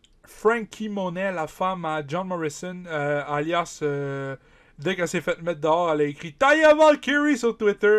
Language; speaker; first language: French; native; French